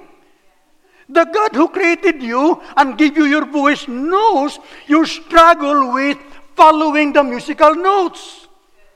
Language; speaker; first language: English; non-native, local second language; Cebuano